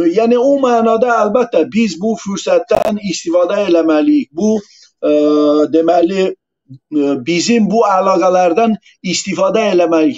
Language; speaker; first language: Azerbaijani; non-native, local second language; Talysh